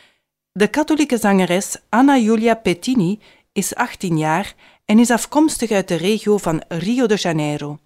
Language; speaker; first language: Dutch; native; Dutch